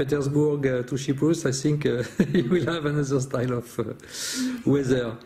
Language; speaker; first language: English; non-native, fluent; French